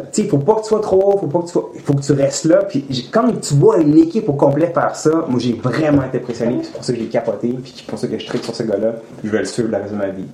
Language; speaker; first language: French; native; French